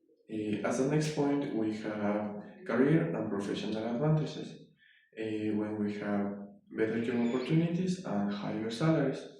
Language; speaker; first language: English; non-native, learner; Spanish